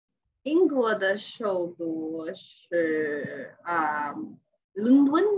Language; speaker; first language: Chinese; non-native, learner; English